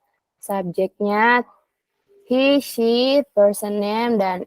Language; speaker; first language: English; non-native, learner; Indonesian